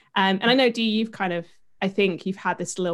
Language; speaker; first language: English; native; English